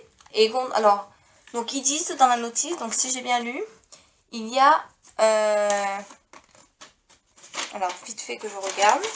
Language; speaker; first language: French; native; French